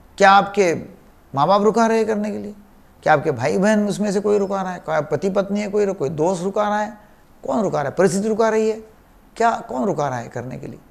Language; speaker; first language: Hindi; non-native, local second language; Marathi